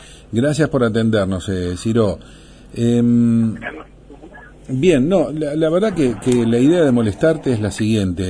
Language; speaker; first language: Spanish; native; Spanish